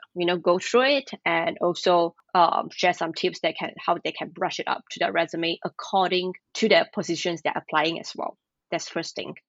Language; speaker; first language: English; non-native, local second language; Chinese